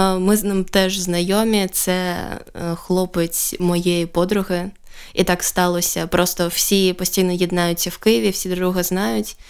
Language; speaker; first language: Ukrainian; non-native, local second language; Russian